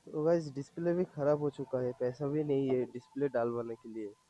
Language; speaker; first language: Hindi; non-native, local second language; Bangla